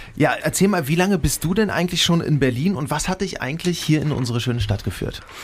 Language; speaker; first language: German; native; German